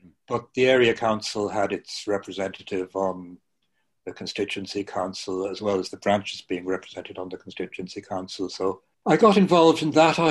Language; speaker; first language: English; native; English